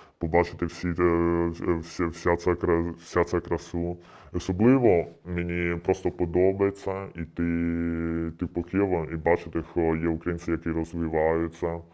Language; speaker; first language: Ukrainian; early bilingual, heritage; Ukrainian